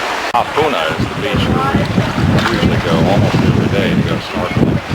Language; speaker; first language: English; native; English